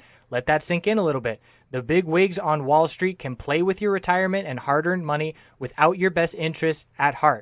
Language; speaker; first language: English; native; English